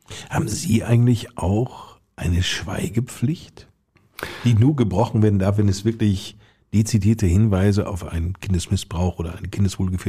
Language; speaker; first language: German; native; German